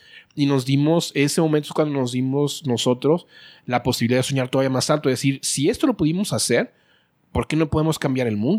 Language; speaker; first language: Spanish; native; Spanish